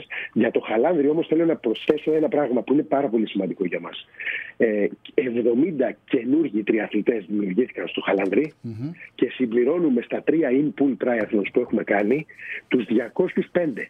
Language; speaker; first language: Greek; native; Greek